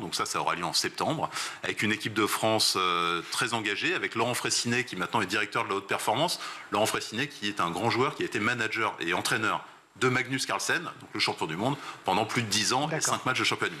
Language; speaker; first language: French; native; French